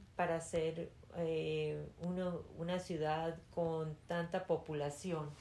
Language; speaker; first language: Spanish; early bilingual, heritage; Spanish